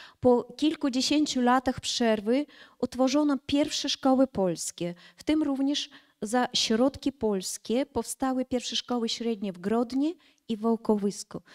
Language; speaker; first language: Polish; early bilingual, heritage; Polish